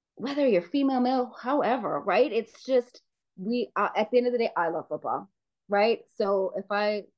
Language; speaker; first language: English; native; English